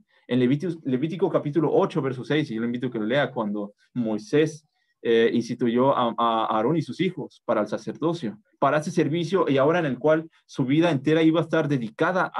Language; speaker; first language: Spanish; native; Spanish